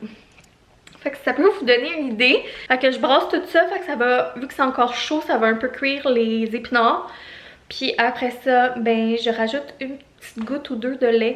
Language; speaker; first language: French; native; French